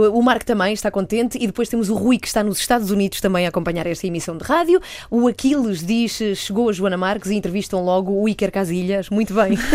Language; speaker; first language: Portuguese; native; Portuguese